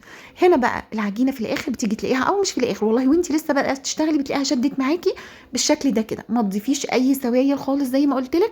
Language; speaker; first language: Arabic; native; Arabic